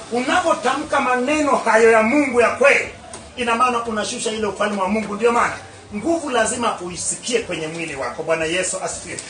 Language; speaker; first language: Swahili; non-native, local second language; Luo (Kenya and Tanzania)